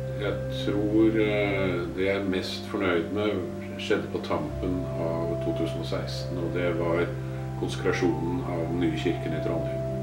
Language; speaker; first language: Norwegian; native; Norwegian